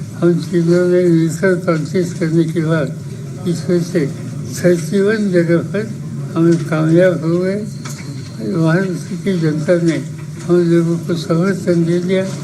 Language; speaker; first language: Hindi; non-native, local second language; Marathi